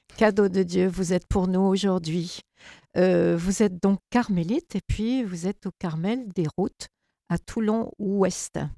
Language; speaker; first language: French; native; French